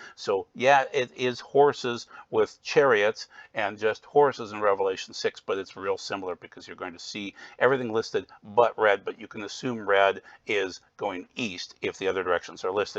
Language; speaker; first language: English; native; English